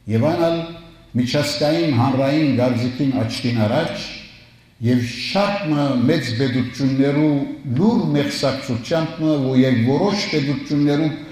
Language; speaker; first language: Armenian; early bilingual, heritage; Armenian